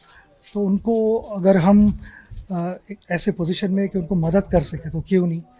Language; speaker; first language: Hindi; non-native, local second language; Marathi